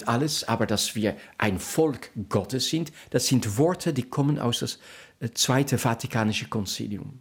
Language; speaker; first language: German; non-native, fluent; Dutch